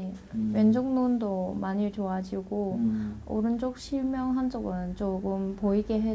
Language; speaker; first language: Korean; non-native, fluent; Vietnamese